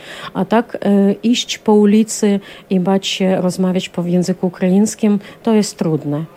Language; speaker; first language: Polish; non-native, learner; Ukrainian